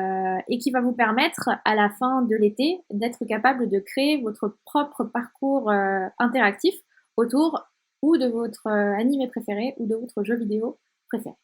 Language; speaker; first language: French; native; French